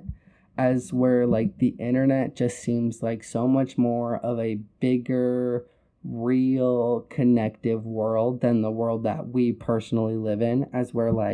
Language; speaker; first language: English; native; English